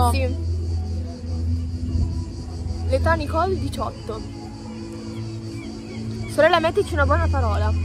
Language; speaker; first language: Italian; native; Italian